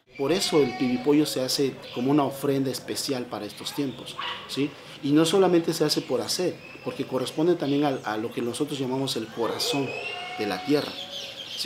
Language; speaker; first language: Spanish; native; Spanish